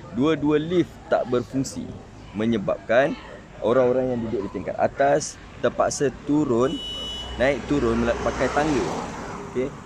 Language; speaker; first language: Malay; native; Malay